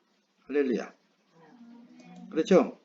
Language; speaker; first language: Korean; native; Korean